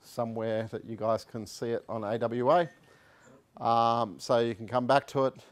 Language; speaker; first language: English; native; English